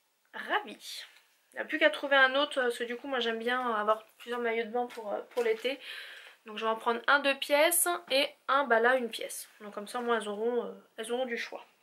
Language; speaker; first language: French; native; French